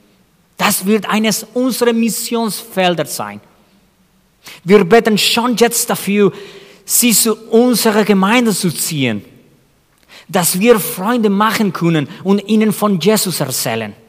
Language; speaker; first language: German; non-native, fluent; Spanish